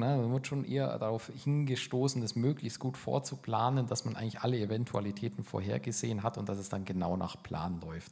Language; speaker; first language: German; native; German